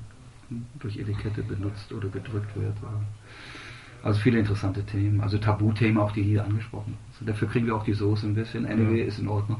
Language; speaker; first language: German; native; German